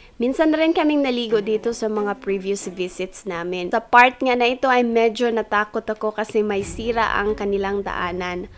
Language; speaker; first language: Filipino; non-native, local second language; Cebuano